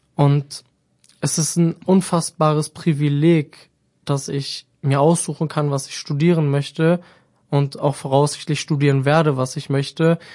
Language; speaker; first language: German; native; German